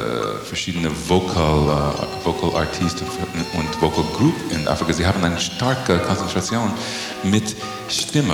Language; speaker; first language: German; non-native, learner; English